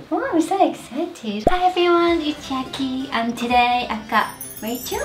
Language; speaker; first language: English; non-native, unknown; Japanese